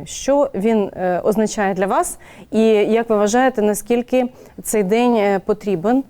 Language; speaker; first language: Ukrainian; native; Ukrainian